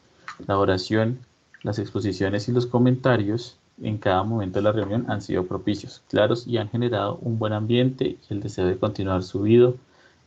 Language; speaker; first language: Spanish; native; Spanish